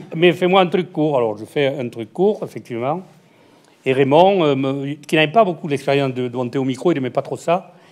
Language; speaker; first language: French; native; French